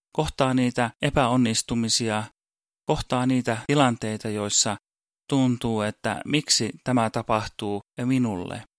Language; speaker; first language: Finnish; early bilingual, heritage; Finnish